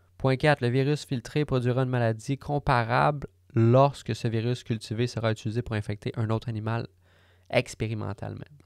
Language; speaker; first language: French; native; French